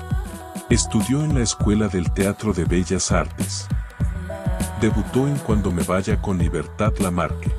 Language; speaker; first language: Spanish; native; Spanish